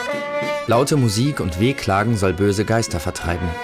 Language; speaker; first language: German; native; German